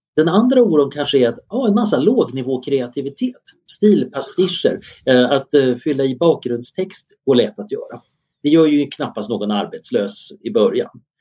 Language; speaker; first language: Swedish; native; Swedish